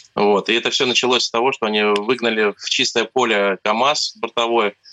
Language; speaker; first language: Russian; native; Russian